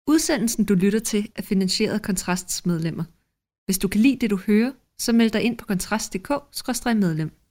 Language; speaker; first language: Danish; native; Danish